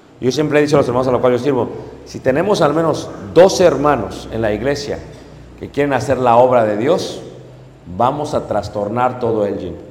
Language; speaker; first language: Spanish; native; Spanish